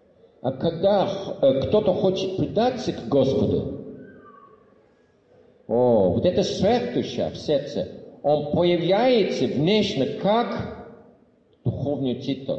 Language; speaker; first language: Russian; non-native, fluent; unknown